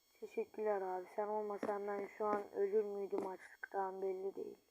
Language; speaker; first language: Turkish; native; Turkish